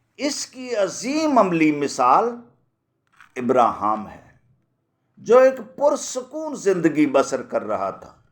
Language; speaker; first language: Urdu; non-native, local second language; Punjabi